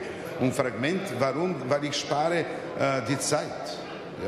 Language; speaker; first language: German; non-native, fluent; Serbian